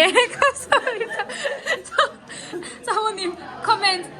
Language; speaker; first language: Korean; non-native, learner; English